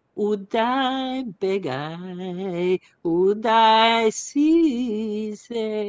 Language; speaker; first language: Macedonian; non-native, fluent; English